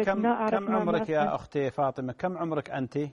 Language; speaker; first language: Arabic; native; Arabic